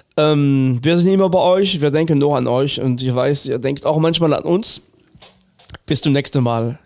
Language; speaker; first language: German; non-native, fluent; French